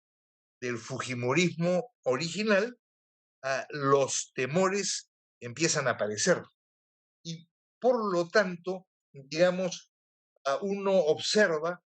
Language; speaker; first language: Spanish; native; Spanish